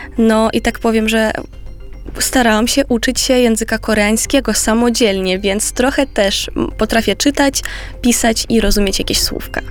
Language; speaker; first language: Polish; non-native, fluent; Romanian